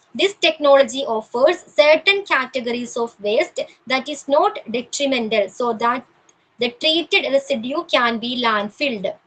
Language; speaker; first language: English; non-native, local second language; Malayalam